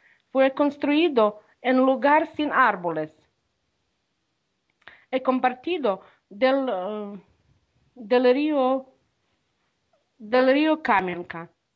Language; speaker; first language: Spanish; non-native, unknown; Ukrainian